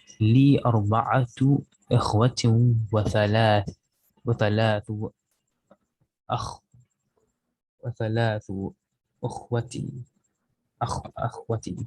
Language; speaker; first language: Arabic; non-native, learner; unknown